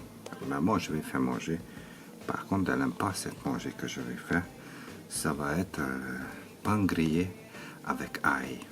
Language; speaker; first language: French; non-native, learner; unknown